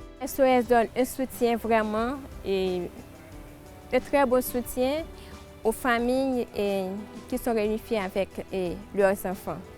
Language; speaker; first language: French; non-native, local second language; Haitian Creole